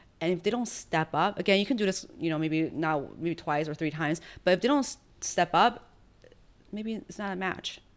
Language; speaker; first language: English; early bilingual, other home language; Chinese